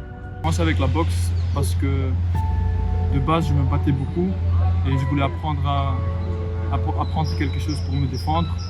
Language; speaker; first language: French; non-native, fluent; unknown